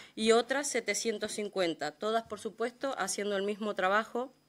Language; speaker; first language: Spanish; native; Spanish